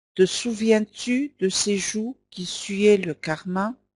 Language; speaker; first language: French; non-native, local second language; Arabic